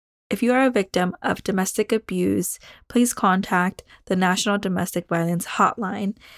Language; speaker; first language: English; early bilingual, other home language; Spanish